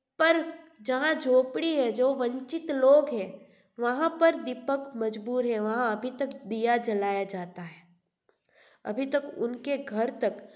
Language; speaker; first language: Hindi; non-native, local second language; Gujarati